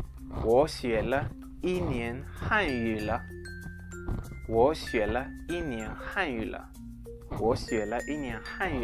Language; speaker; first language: Chinese; non-native, fluent; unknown